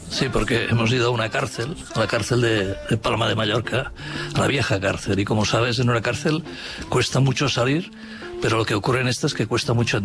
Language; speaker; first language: Spanish; native; Spanish